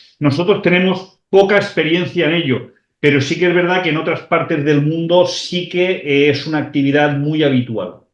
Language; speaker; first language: Spanish; native; Spanish